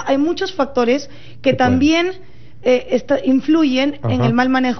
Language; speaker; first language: Spanish; native; Spanish